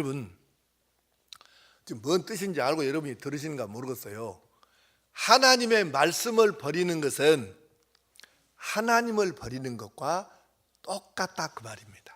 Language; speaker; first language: Korean; native; Korean